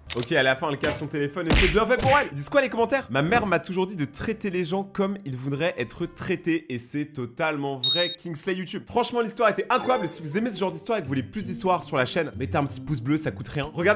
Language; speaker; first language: French; native; French